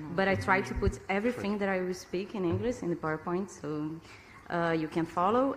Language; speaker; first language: English; non-native, learner; Portuguese